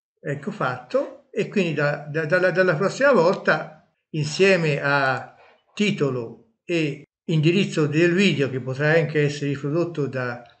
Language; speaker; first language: Italian; native; Italian